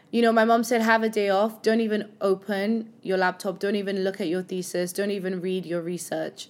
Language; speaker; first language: English; non-native, local second language; Yoruba